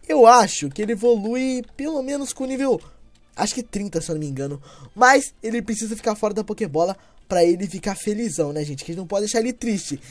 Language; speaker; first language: Portuguese; native; Portuguese